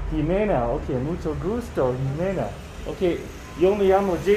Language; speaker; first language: Spanish; non-native, learner; English